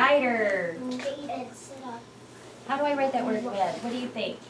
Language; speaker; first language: English; native; English